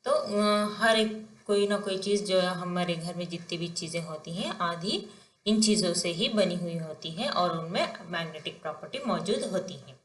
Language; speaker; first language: Hindi; non-native, local second language; Telugu